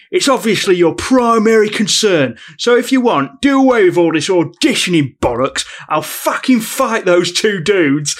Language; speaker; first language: English; native; English